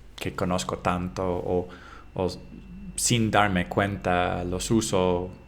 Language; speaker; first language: Spanish; non-native, fluent; English